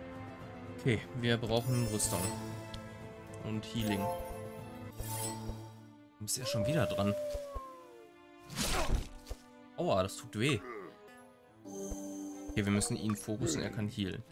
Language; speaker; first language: German; native; German